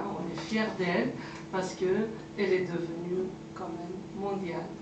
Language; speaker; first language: French; non-native, fluent; Persian